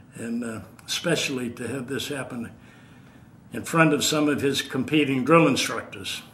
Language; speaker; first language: English; native; English